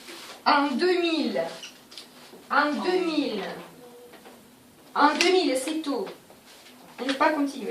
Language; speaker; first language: French; non-native, fluent; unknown